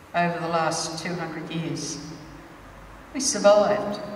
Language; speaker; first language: English; native; English